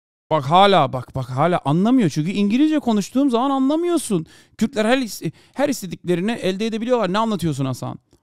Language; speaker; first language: Turkish; native; Turkish